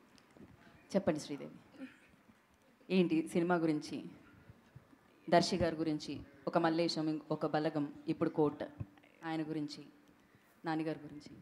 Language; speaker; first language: Telugu; native; Telugu